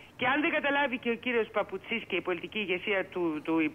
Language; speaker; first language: Greek; native; Greek